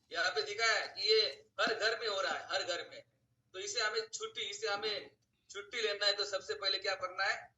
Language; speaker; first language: Hindi; non-native, local second language; Marathi